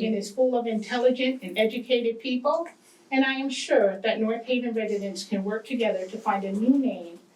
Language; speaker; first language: English; native; English